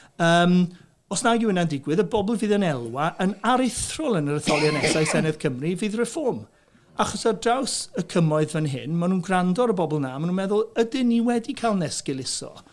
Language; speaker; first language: Welsh; native; Welsh